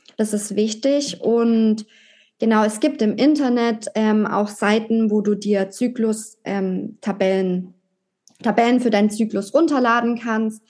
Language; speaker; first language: German; native; German